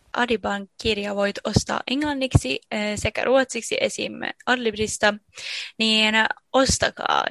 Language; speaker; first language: Finnish; native; Finnish